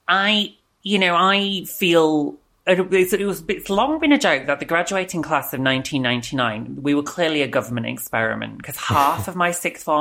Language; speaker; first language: English; native; English